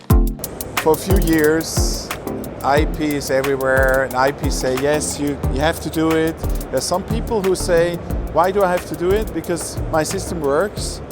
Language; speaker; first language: English; non-native, fluent; German